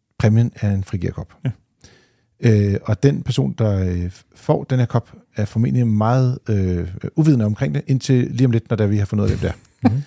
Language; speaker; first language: Danish; native; Danish